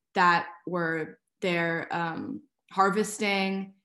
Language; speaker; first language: English; native; English